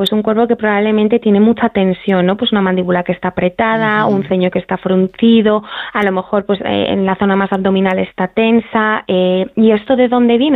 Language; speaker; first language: Spanish; native; Spanish